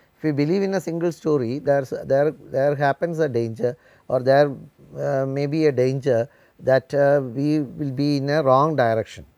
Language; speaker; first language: English; non-native, local second language; Malayalam